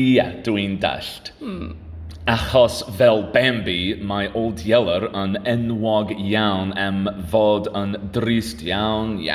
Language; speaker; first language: Welsh; non-native, learner; English